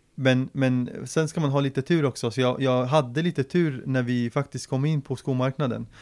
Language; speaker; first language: Swedish; early bilingual, other home language; Arabic